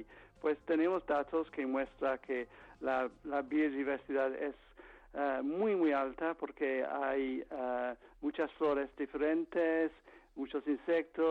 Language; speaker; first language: Spanish; non-native, fluent; English